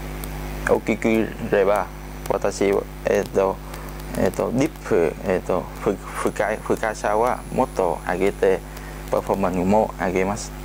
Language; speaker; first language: Japanese; non-native, learner; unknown